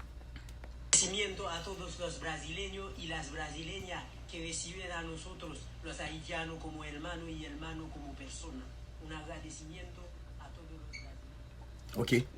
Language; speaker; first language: Spanish; non-native, learner; Haitian Creole